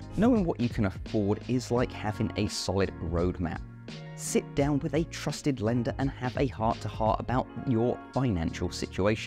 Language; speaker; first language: English; native; English